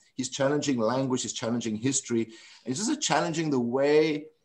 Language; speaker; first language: English; non-native, local second language; Afrikaans